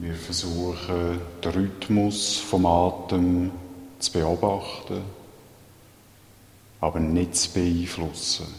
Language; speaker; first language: German; native; German